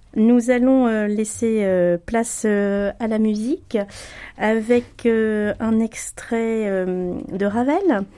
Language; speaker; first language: French; native; French